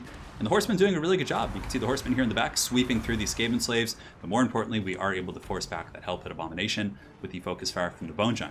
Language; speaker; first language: English; native; English